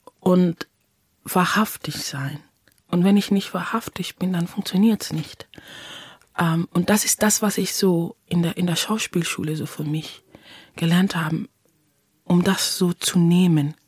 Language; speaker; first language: German; non-native, fluent; English